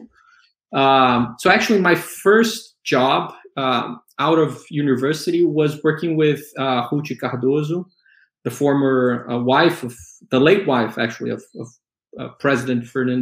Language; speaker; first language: English; non-native, fluent; Portuguese